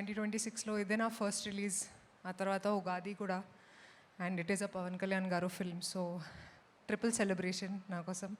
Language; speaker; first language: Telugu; non-native, fluent; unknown